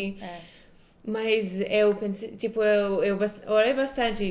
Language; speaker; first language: Portuguese; non-native, fluent; Hebrew